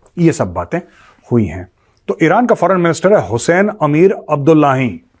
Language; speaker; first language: Hindi; native; Hindi